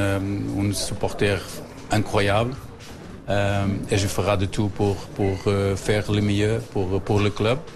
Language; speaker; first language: French; non-native, learner; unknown